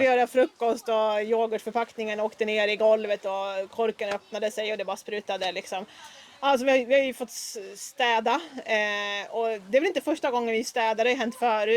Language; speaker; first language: Swedish; native; Swedish